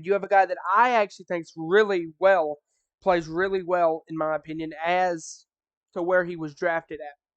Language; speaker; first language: English; native; English